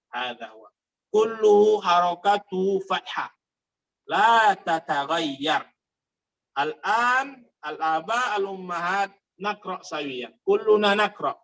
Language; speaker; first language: Arabic; non-native, fluent; Indonesian